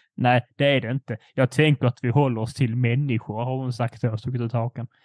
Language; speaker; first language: Swedish; early bilingual, other home language; Polish